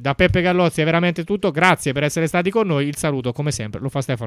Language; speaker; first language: Italian; native; Italian